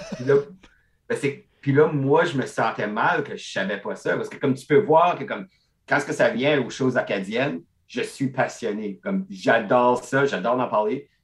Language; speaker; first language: French; non-native, local second language; English